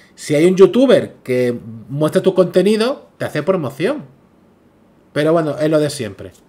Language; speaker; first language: Spanish; native; Spanish